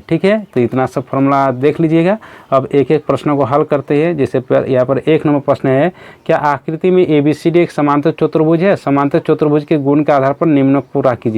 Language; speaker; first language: Hindi; native; Hindi